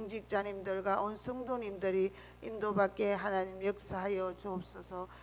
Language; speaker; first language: Korean; native; Korean